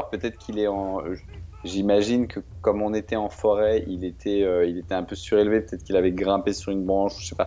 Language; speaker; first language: French; native; French